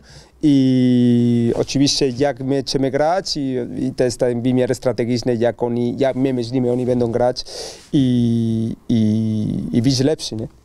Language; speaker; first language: Polish; non-native, learner; Spanish